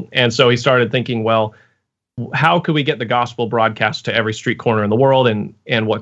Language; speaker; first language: English; native; English